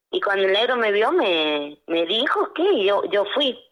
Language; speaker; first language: Spanish; native; Spanish